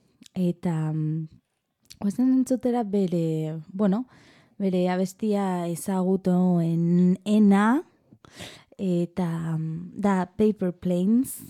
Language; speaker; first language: Basque; non-native, learner; Spanish